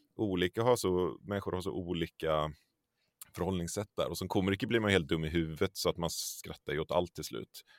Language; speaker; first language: Swedish; native; Swedish